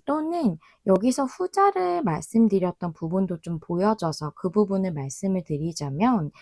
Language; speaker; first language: Korean; native; Korean